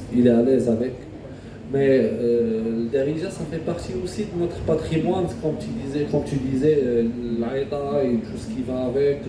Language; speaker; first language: French; non-native, local second language; Arabic